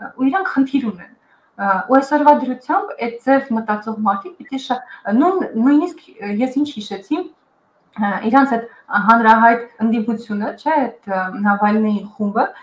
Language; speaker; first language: Armenian; early bilingual, heritage; Armenian